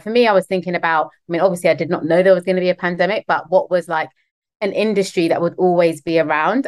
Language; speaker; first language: English; native; English